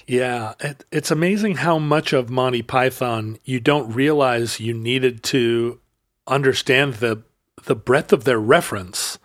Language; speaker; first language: English; native; English